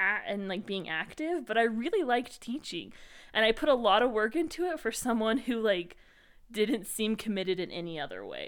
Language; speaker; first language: English; native; English